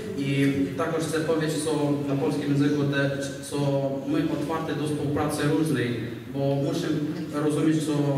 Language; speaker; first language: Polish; non-native, learner; Ukrainian